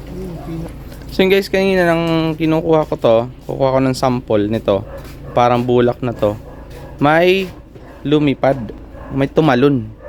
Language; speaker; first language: Filipino; native; Filipino